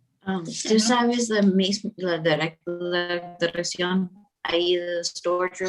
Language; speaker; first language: Spanish; early bilingual, heritage; Spanish